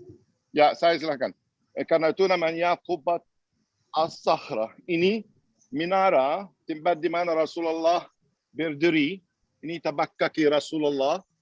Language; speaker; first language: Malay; non-native, fluent; Arabic